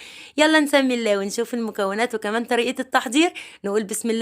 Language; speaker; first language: Arabic; native; Arabic